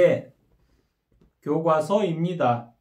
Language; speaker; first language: Korean; non-native, learner; Kyrgyz